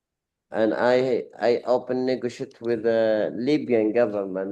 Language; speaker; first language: English; non-native, learner; Arabic